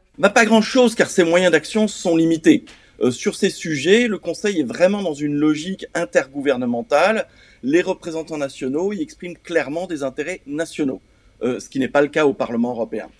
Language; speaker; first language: French; native; French